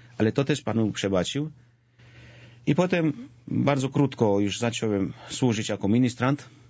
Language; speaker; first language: Polish; non-native, fluent; Georgian